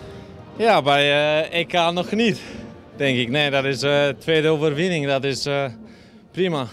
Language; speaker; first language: Dutch; non-native, learner; Polish